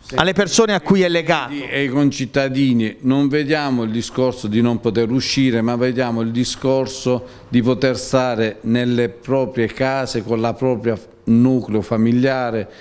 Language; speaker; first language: Italian; native; Italian